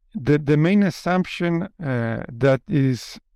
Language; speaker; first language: English; non-native, fluent; Polish